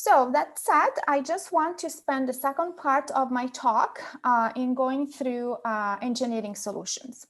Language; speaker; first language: English; non-native, fluent; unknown